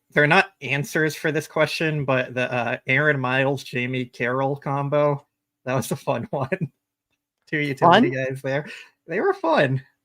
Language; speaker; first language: English; native; English